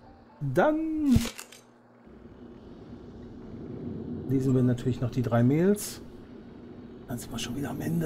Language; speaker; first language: German; native; German